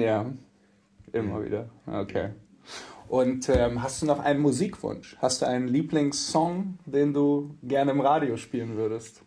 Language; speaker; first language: German; native; German